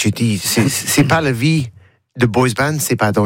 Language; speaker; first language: French; non-native, learner; English